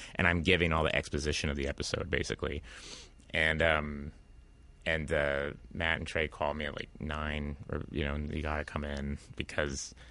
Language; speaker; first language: English; native; English